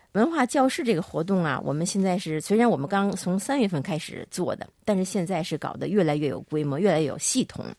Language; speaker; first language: Chinese; native; Chinese